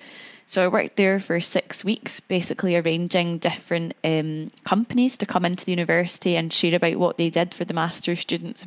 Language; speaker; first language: English; native; English